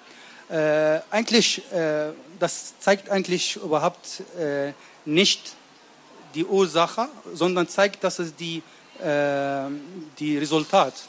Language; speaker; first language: German; non-native, learner; Arabic